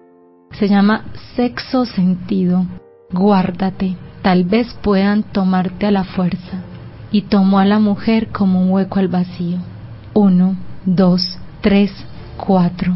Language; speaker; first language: Spanish; native; Spanish